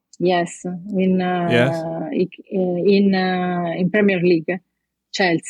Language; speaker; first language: English; non-native, learner; Italian